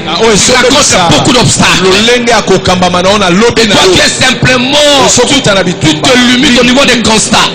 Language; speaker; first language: French; non-native, local second language; Lingala